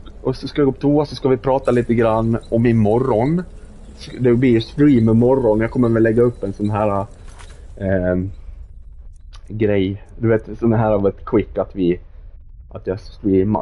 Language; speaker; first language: Swedish; native; Swedish